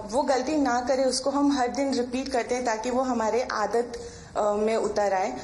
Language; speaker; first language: Hindi; native; Hindi